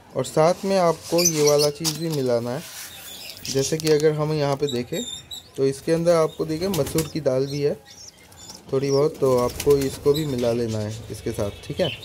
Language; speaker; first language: Hindi; non-native, local second language; Bangla